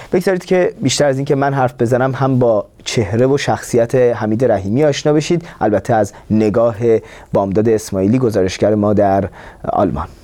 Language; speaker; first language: Persian; native; Persian